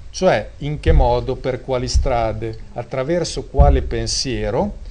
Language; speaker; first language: Italian; native; Italian